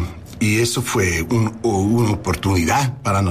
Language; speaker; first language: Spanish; non-native, learner; English